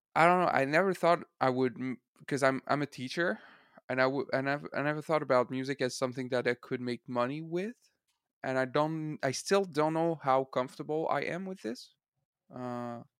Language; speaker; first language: English; non-native, fluent; French